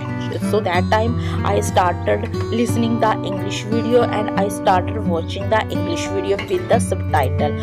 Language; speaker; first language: English; non-native, learner; Hindi